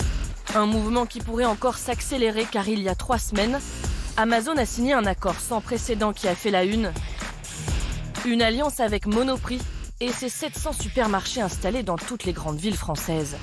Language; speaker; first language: French; native; French